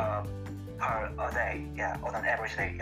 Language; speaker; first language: English; non-native, learner; Korean